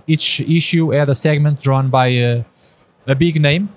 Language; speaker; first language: English; non-native, fluent; Portuguese